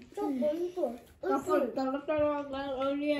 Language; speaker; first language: Japanese; native; Japanese